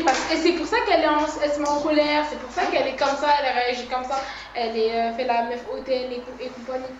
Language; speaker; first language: French; native; French